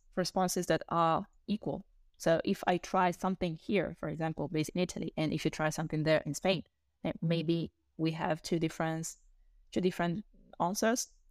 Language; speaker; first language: English; non-native, fluent; Italian